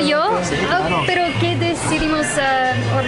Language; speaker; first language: Spanish; non-native, learner; English